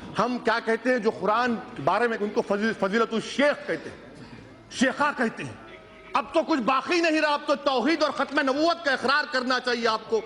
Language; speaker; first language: Urdu; native; Urdu